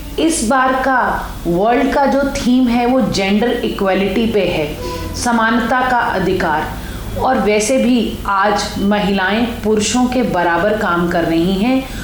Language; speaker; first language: Hindi; native; Hindi